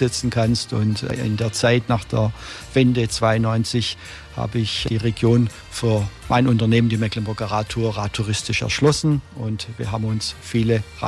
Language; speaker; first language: German; native; German